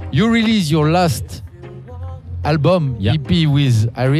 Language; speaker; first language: English; non-native, learner; French